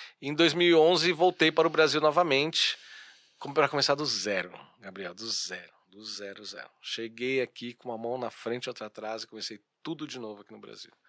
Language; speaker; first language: Portuguese; native; Portuguese